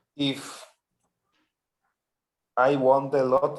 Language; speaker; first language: English; non-native, learner; Spanish